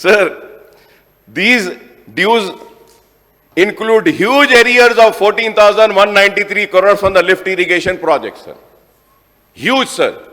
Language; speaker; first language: English; non-native, local second language; Urdu